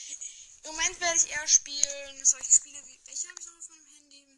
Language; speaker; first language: German; native; German